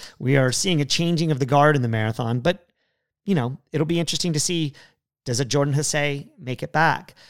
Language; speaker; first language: English; native; English